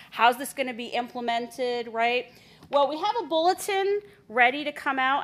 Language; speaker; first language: English; native; English